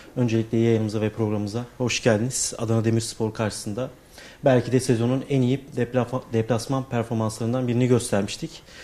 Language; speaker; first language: Turkish; native; Turkish